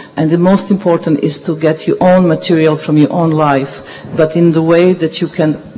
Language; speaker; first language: English; non-native, fluent; Dutch